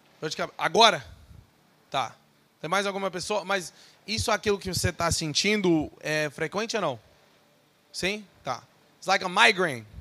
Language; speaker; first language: Portuguese; non-native, fluent; English